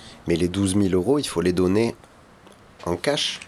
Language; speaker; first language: French; native; French